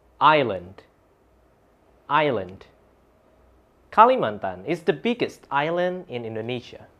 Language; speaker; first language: English; non-native, fluent; Indonesian